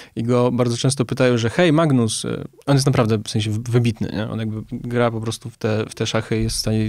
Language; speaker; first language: Polish; native; Polish